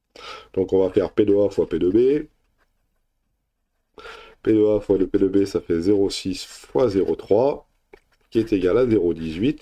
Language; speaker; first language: French; native; French